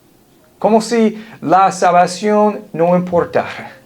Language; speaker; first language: Spanish; non-native, fluent; English